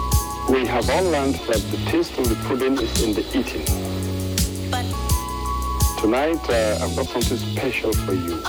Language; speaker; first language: English; non-native, local second language; Hausa